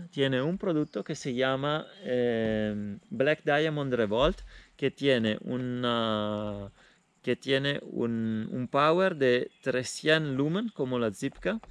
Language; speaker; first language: Spanish; non-native, fluent; Italian